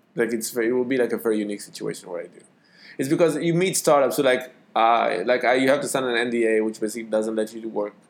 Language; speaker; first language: English; non-native, fluent; Hebrew